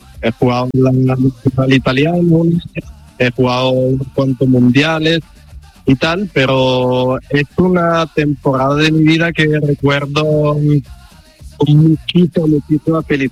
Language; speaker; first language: Spanish; non-native, fluent; Italian